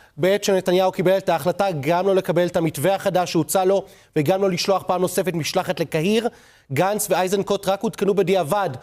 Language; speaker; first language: Hebrew; native; Hebrew